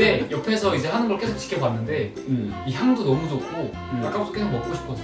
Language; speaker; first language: Korean; native; Korean